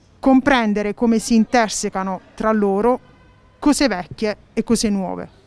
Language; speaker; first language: Italian; native; Italian